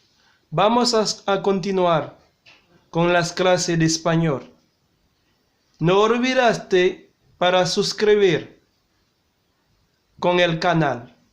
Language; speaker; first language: Spanish; non-native, learner; Haitian Creole